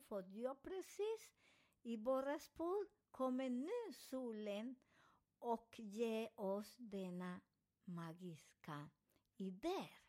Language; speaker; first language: Swedish; non-native, fluent; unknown